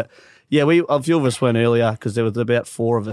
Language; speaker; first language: English; native; English